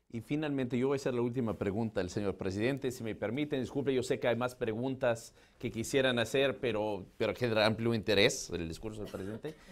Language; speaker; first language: Spanish; non-native, fluent; English